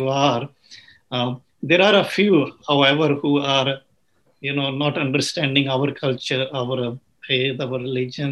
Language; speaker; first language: English; non-native, local second language; Punjabi